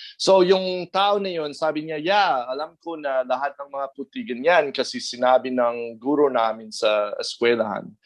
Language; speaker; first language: Filipino; non-native, fluent; English